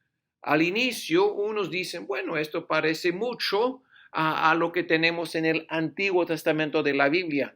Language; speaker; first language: Spanish; non-native, fluent; English